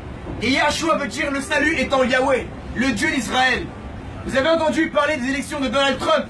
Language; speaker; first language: French; non-native, fluent; Spanish